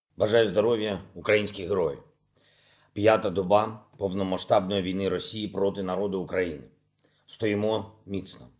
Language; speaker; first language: Ukrainian; non-native, local second language; Russian